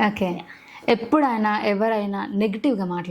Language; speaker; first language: Telugu; native; Telugu